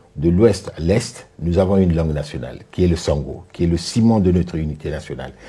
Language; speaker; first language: French; non-native, local second language; Sango